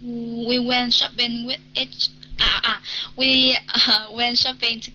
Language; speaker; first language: English; non-native, learner; Vietnamese